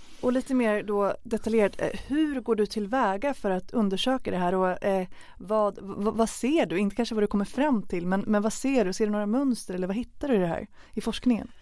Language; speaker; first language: Swedish; native; Swedish